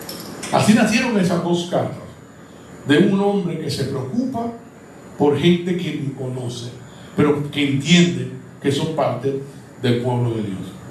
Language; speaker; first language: Spanish; native; Spanish